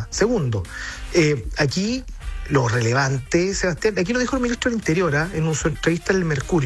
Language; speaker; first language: Spanish; native; Spanish